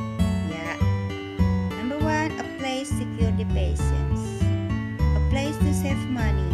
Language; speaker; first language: English; non-native, learner; Indonesian